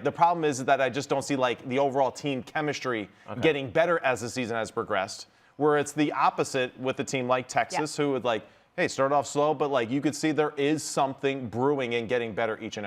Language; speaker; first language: English; native; English